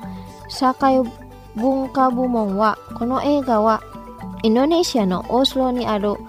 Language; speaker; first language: Japanese; non-native, fluent; Indonesian